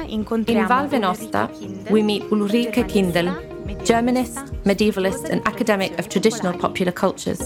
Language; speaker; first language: English; non-native, fluent; Ladin